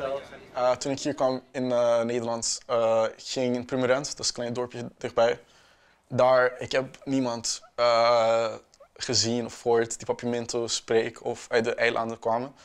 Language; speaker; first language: Dutch; non-native, local second language; Papiamento